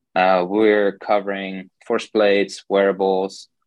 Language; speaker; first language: English; non-native, fluent; German